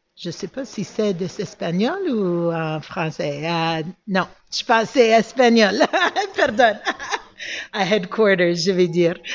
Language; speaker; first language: French; non-native, local second language; English